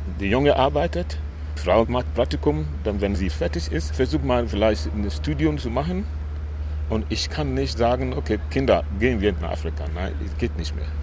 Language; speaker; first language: German; non-native, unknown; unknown